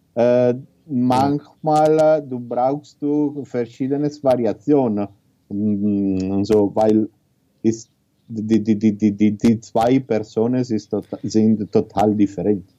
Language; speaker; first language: German; non-native, learner; Italian